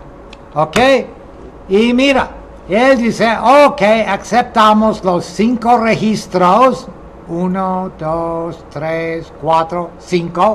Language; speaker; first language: Spanish; non-native, fluent; English